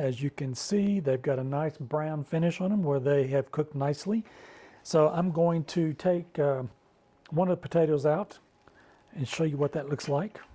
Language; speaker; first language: English; native; English